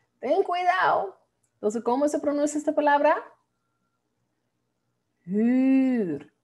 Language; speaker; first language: Spanish; non-native, fluent; Dutch